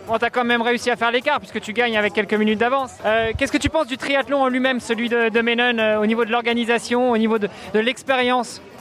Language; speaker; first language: French; native; French